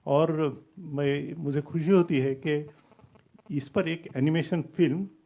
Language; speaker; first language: Hindi; non-native, local second language; Marathi